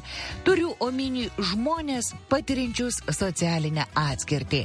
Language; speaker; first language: Lithuanian; native; Lithuanian